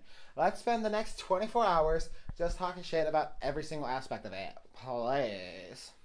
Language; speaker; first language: English; native; English